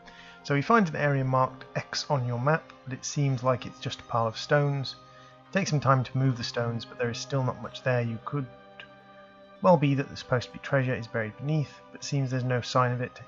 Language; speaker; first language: English; native; English